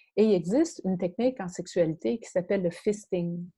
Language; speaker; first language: French; native; French